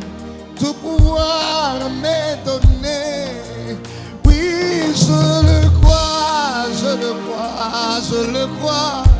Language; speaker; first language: French; non-native, local second language; Lingala